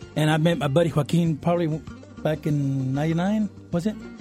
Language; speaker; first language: English; early bilingual, other home language; Spanish